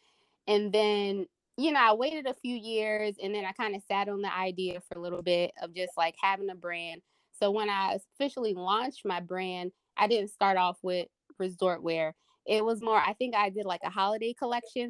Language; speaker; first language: English; native; English